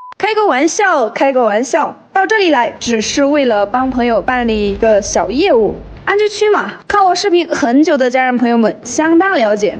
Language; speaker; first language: Chinese; non-native, local second language; Tibetan